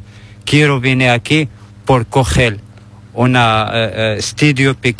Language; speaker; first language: Spanish; non-native, learner; Arabic